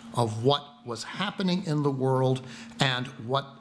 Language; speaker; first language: English; native; English